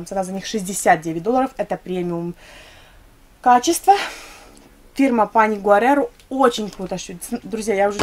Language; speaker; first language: Russian; native; Russian